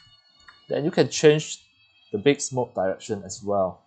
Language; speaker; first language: English; non-native, fluent; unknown